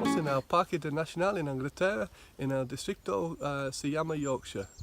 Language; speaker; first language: Spanish; non-native, learner; English